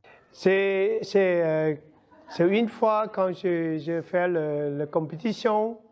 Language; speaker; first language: French; non-native, learner; Vietnamese